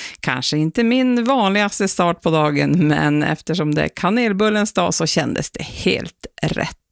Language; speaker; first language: Swedish; native; Swedish